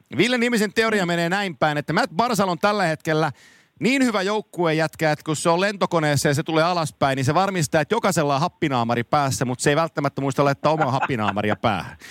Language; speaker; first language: Finnish; native; Finnish